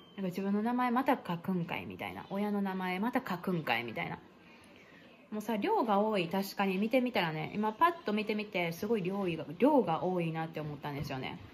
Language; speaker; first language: Japanese; native; Japanese